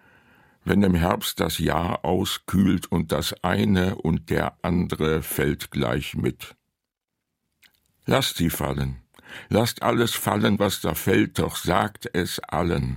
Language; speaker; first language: German; native; German